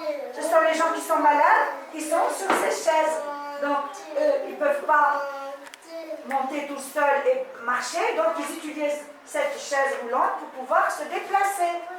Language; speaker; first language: French; non-native, local second language; Arabic